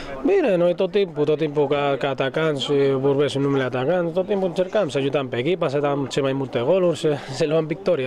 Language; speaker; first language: Romanian; non-native, fluent; Arabic